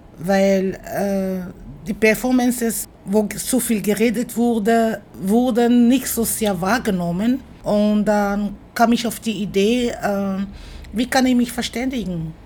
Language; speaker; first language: German; non-native, fluent; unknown